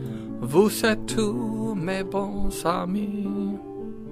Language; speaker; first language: French; non-native, learner; English